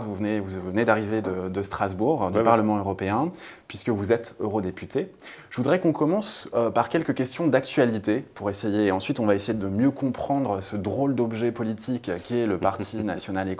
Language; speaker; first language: French; native; French